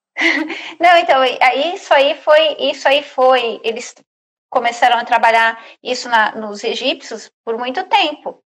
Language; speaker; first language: Portuguese; native; Portuguese